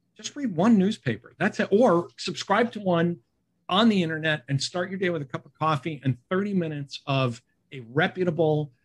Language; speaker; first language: English; native; English